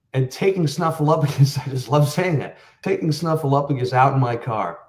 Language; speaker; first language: English; native; English